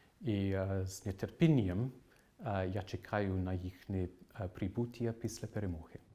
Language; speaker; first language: Ukrainian; non-native, fluent; English